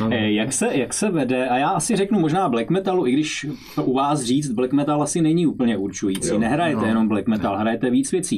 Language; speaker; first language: Czech; native; Czech